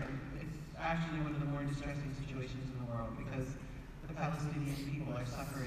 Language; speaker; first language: English; native; English